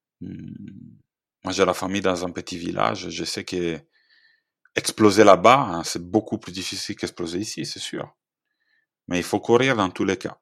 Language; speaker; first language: French; non-native, fluent; Italian